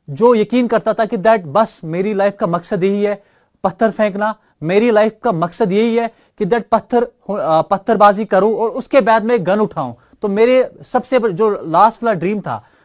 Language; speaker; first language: Hindi; non-native, local second language; Kashmiri